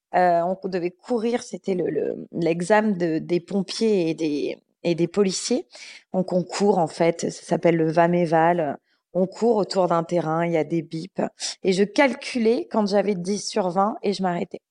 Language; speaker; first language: French; native; French